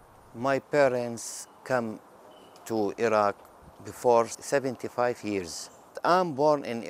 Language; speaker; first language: English; non-native, learner; Arabic